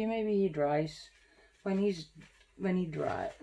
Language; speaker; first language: English; non-native, fluent; Dutch